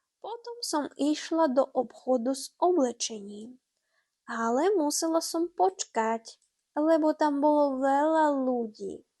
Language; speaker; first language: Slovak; non-native, fluent; Ukrainian